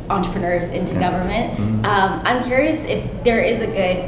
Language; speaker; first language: English; native; English